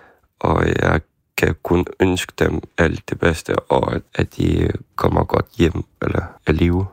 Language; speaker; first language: Danish; non-native, fluent; Ukrainian